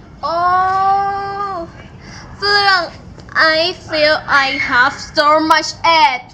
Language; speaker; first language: English; non-native, learner; Thai